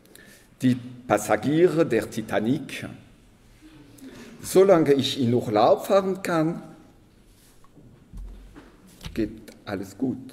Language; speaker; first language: German; non-native, local second language; French